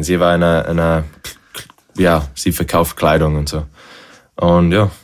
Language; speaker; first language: German; non-native, fluent; English